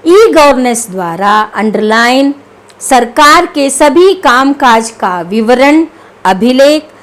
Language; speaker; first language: Hindi; non-native, local second language; Kannada